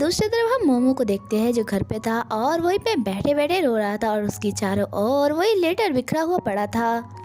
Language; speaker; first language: Hindi; non-native, local second language; Bangla